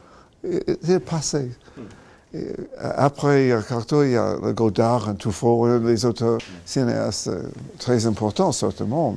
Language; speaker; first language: French; non-native, learner; English